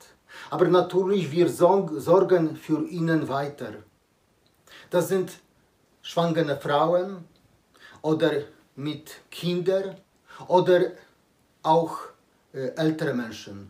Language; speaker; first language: German; non-native, learner; Polish